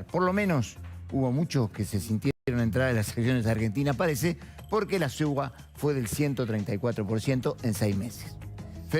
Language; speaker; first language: Spanish; native; Spanish